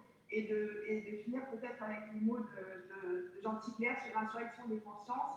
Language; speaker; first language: French; native; French